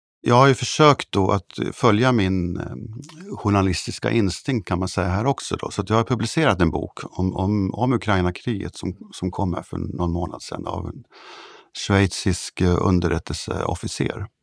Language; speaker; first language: Swedish; native; Swedish